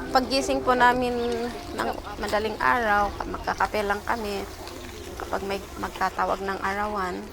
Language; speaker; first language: Filipino; non-native, local second language; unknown